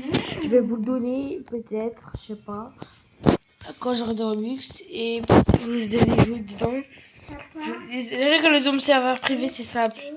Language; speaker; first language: French; native; French